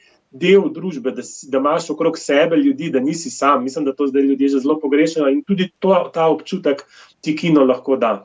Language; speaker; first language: Slovenian; native; Slovenian